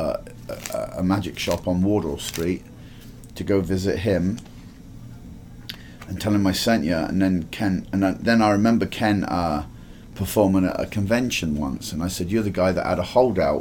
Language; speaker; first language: English; native; English